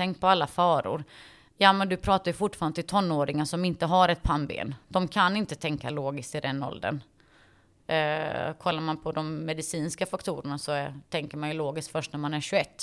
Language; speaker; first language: Swedish; early bilingual, other home language; Bosnian